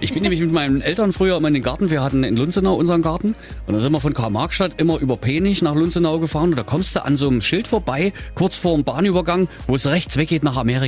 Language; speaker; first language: German; native; German